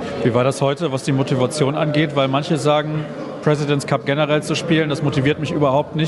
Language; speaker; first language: German; native; German